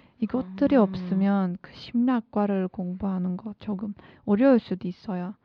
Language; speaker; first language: Korean; non-native, learner; Turkish